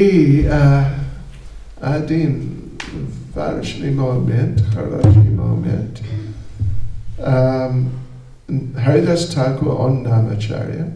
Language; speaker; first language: Russian; non-native, learner; English